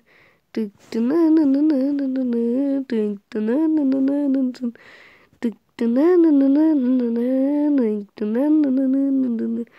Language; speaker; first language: Turkish; native; Turkish